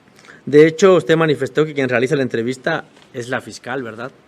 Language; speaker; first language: Spanish; native; Spanish